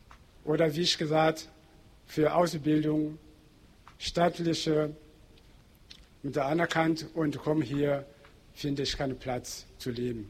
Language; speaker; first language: German; non-native, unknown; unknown